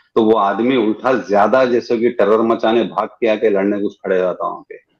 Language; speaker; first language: Hindi; non-native, local second language; Urdu